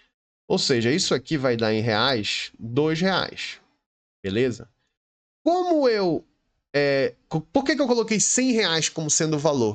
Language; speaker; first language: Portuguese; native; Portuguese